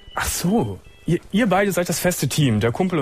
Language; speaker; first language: German; native; German